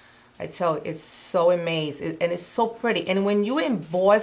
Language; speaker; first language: English; non-native, fluent; Spanish